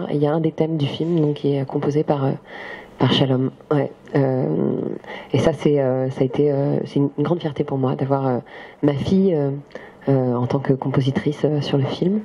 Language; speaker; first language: French; native; French